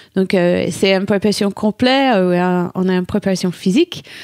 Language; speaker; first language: French; non-native, fluent; English